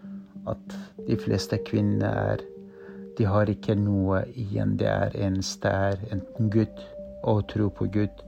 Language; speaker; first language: Norwegian; non-native, fluent; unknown